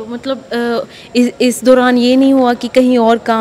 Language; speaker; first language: Hindi; non-native, local second language; Punjabi